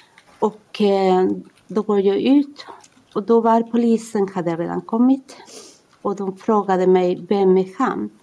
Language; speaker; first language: Swedish; non-native, fluent; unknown